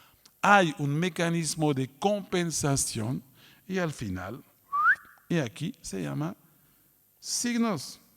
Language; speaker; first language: Spanish; non-native, fluent; French